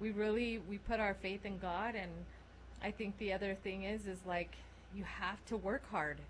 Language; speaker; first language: English; early bilingual, other home language; Spanish